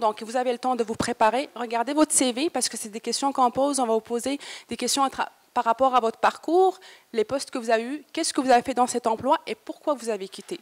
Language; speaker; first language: French; native; French